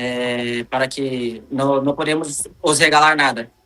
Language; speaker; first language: Spanish; non-native, learner; Portuguese